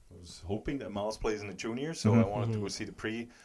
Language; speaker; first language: English; non-native, fluent; German